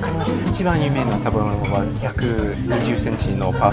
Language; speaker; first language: Japanese; non-native, learner; English